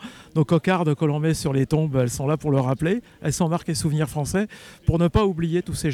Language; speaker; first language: French; native; French